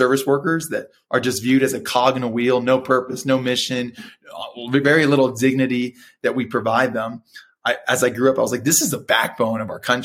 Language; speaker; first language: English; early bilingual, other home language; Spanish